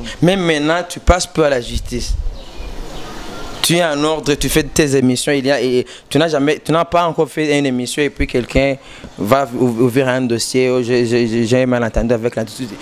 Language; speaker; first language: French; non-native, local second language; Rundi